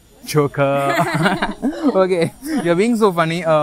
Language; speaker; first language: English; non-native, local second language; Malayalam